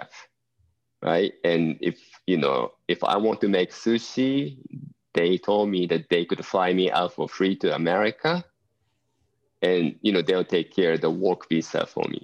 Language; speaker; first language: English; non-native, fluent; Japanese